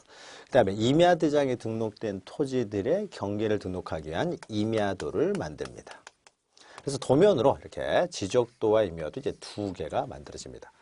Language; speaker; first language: Korean; native; Korean